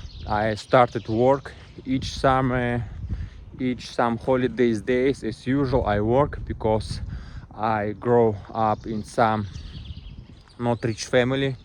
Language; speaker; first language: English; non-native, learner; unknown